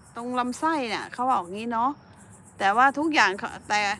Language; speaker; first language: Thai; non-native, local second language; Northeastern Thai